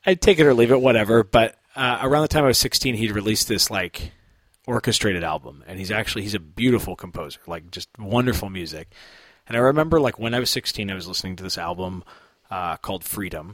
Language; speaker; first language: English; native; English